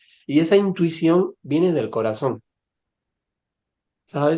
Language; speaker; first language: Spanish; native; Spanish